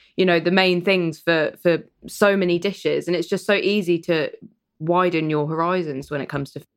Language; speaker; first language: English; early bilingual, other home language; Persian